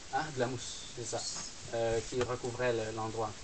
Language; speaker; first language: French; non-native, fluent; Spanish